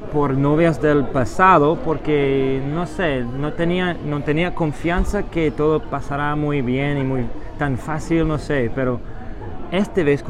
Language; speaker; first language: Spanish; non-native, fluent; English